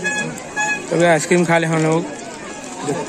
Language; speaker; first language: Hindi; native; Hindi